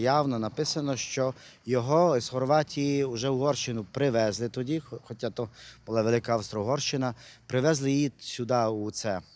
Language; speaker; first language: Ukrainian; non-native, local second language; Hungarian